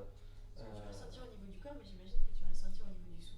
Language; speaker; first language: French; native; French